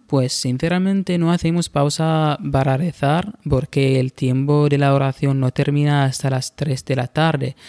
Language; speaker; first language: Spanish; non-native, fluent; Arabic